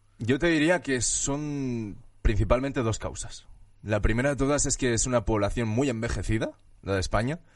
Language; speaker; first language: Spanish; early bilingual, other home language; Chinese